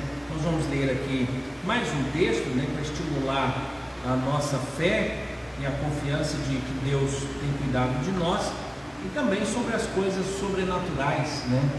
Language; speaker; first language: Portuguese; native; Portuguese